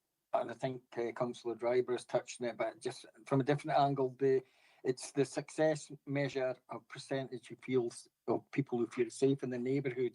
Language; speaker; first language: English; native; English